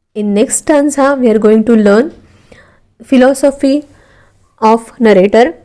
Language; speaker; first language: English; non-native, local second language; Marathi